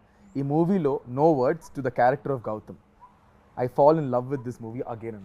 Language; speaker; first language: Telugu; native; Telugu